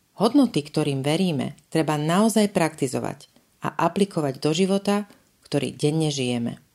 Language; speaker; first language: Slovak; native; Slovak